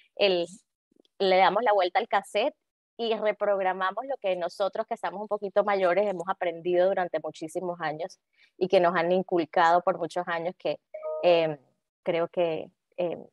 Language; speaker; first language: Spanish; native; Spanish